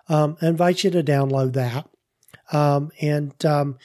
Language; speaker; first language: English; native; English